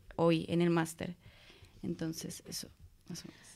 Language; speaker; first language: Spanish; native; Spanish